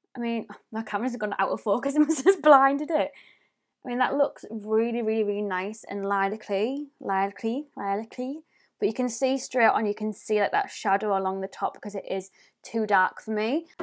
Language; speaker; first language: English; native; English